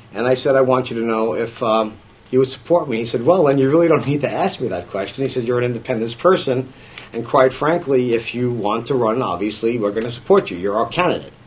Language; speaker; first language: English; native; English